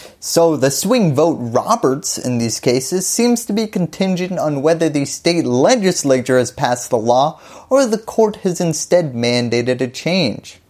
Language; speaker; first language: English; native; English